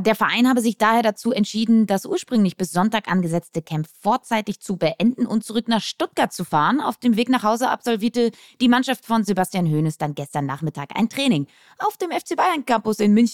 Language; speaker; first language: German; native; German